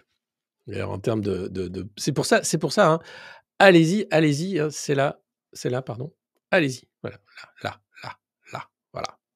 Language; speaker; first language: French; native; French